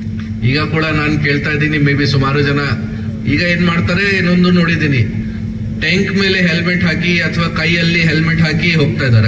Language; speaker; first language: Kannada; non-native, local second language; Hindi